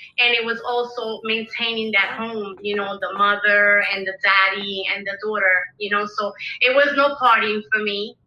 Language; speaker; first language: English; early bilingual, other home language; Spanish